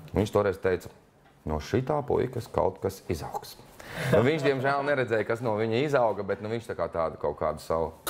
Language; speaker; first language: Latvian; native; Latvian